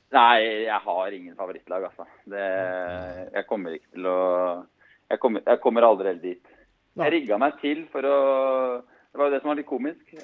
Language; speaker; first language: Norwegian; native; Norwegian